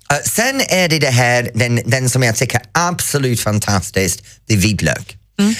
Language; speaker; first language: Swedish; non-native, fluent; English